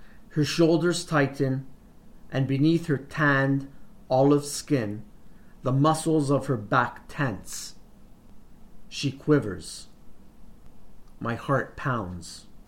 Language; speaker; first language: English; early bilingual, other home language; Italian